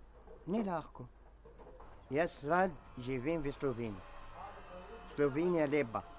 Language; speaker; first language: Slovenian; non-native, learner; Arabic